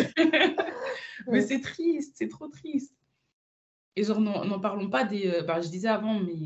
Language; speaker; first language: French; early bilingual, other home language; Spanish